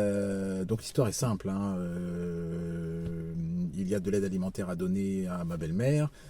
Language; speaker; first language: French; native; French